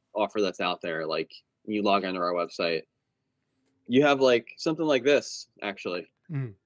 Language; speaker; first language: English; native; English